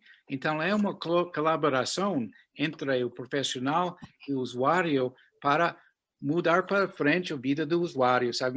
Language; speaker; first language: Portuguese; non-native, fluent; English